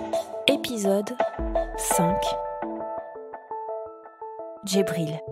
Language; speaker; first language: French; native; French